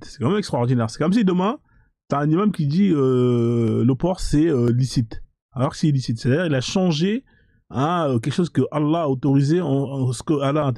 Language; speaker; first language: French; native; French